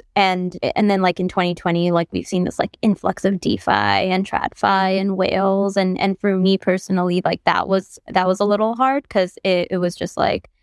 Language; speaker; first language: English; non-native, local second language; Bangla